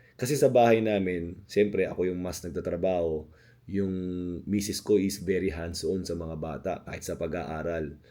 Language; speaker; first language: Filipino; native; Filipino